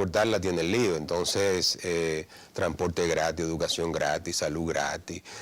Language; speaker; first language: Spanish; native; Spanish